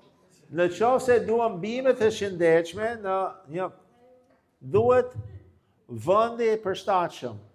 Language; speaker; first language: Albanian; non-native, fluent; English